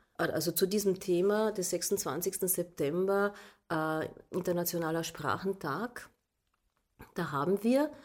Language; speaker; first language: German; non-native, local second language; Slovenian